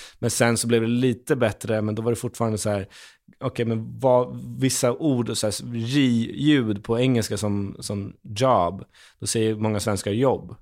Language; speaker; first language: Swedish; native; Swedish